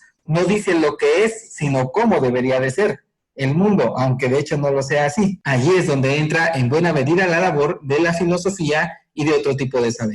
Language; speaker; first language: Spanish; native; Spanish